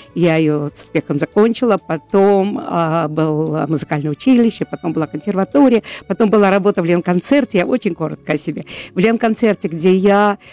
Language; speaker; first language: Russian; native; Russian